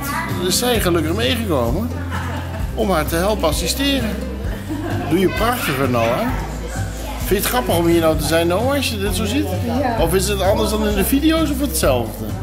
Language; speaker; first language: Dutch; native; Dutch